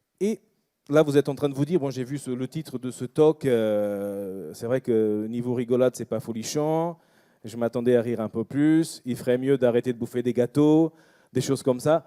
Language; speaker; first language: French; non-native, fluent; Portuguese